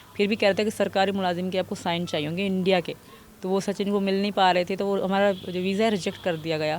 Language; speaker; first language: Urdu; non-native, local second language; Sindhi